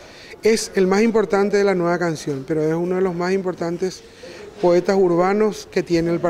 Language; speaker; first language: Spanish; native; Spanish